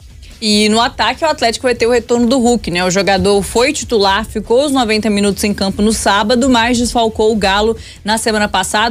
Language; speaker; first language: Portuguese; native; Portuguese